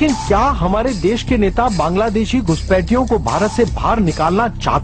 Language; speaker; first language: Hindi; native; Hindi